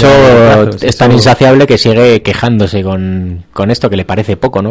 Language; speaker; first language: Spanish; native; Spanish